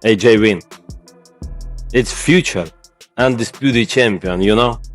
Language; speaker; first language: English; non-native, learner; Ukrainian